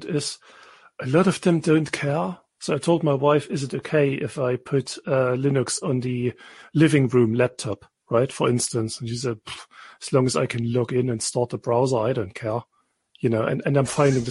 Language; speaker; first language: English; non-native, fluent; German